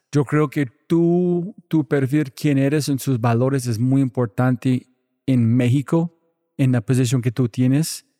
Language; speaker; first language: Spanish; non-native, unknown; English